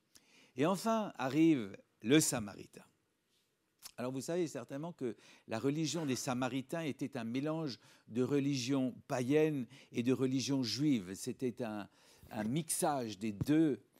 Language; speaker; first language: French; native; French